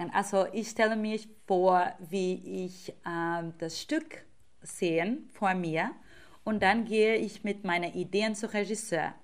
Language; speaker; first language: German; non-native, fluent; Portuguese